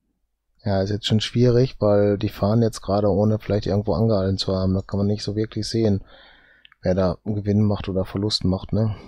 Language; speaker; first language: German; native; German